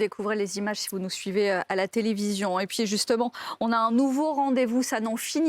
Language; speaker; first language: French; native; French